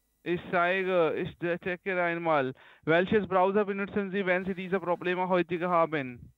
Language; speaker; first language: German; non-native, learner; Hindi